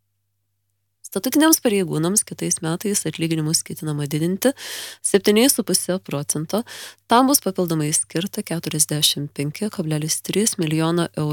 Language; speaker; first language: Lithuanian; native; Lithuanian